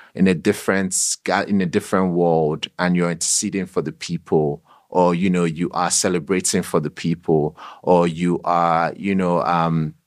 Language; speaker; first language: English; non-native, local second language; Yoruba